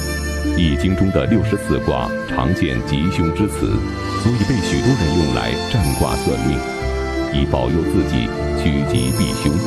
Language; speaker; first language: Chinese; native; Chinese